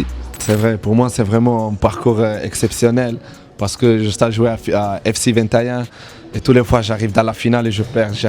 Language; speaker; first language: French; non-native, fluent; Italian